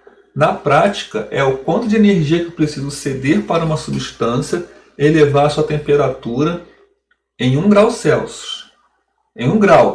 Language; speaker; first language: Portuguese; native; Portuguese